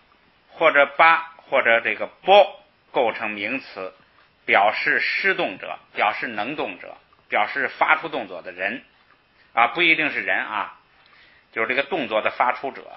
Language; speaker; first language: Chinese; native; Chinese